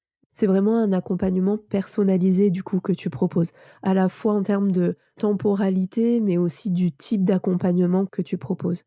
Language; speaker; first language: French; native; French